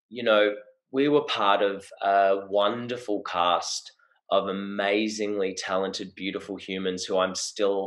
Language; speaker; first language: English; native; English